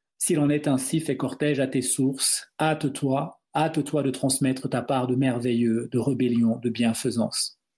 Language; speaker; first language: French; non-native, local second language; Duala